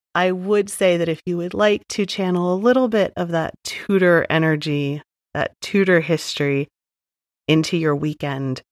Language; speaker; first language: English; native; English